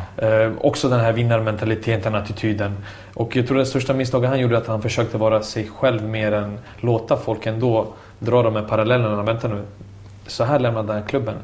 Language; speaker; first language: Swedish; early bilingual, other home language; Serbian